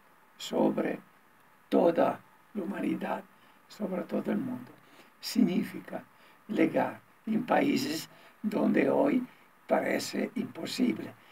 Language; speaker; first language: Spanish; non-native, learner; Italian